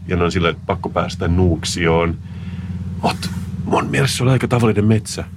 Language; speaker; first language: Finnish; native; Finnish